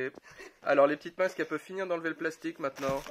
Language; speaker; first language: French; native; French